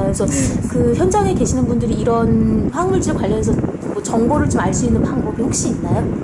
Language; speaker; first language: Korean; native; Korean